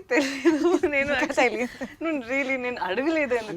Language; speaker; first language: Telugu; non-native, local second language; Tamil